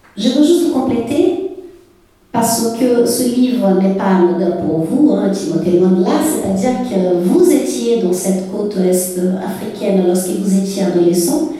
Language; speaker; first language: French; non-native, fluent; Portuguese